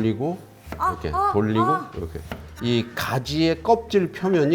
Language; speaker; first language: Korean; native; Korean